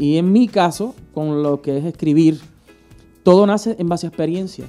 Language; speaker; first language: Spanish; native; Spanish